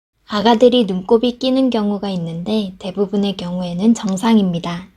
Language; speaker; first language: Korean; native; Korean